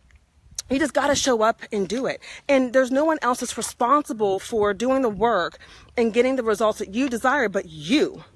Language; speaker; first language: English; native; English